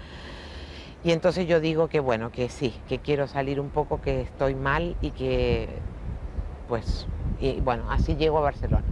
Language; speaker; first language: Spanish; native; Spanish